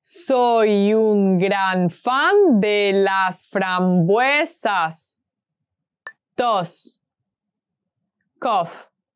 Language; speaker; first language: Spanish; native; Spanish